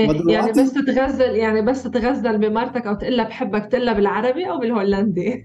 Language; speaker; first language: Arabic; native; Arabic